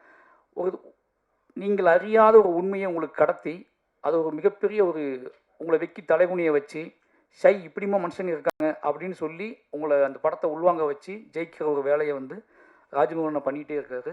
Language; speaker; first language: Tamil; native; Tamil